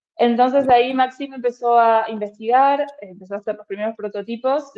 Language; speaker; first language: Spanish; native; Spanish